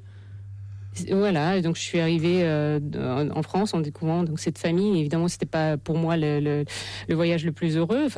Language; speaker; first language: French; non-native, fluent; Russian